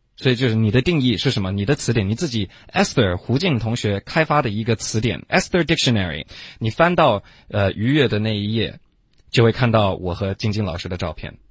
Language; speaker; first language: Chinese; non-native, fluent; English